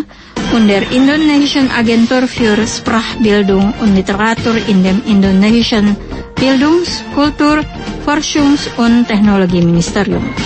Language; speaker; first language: German; non-native, local second language; Indonesian